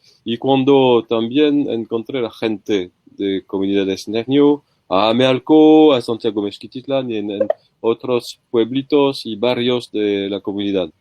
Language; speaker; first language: Spanish; non-native, learner; French